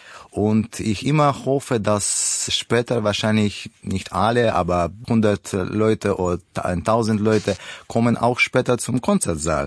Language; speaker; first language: German; non-native, learner; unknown